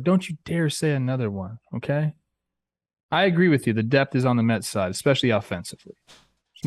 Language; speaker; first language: English; native; English